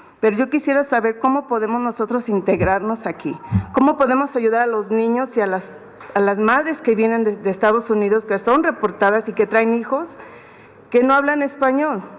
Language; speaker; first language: Spanish; early bilingual, heritage; Spanish